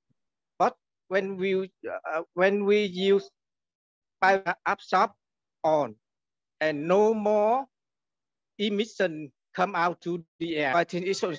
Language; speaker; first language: English; non-native, learner; Vietnamese